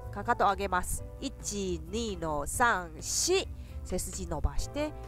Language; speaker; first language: Japanese; non-native, fluent; Chinese